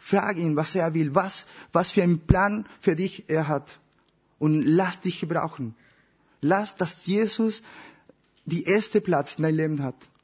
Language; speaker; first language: German; non-native, learner; Spanish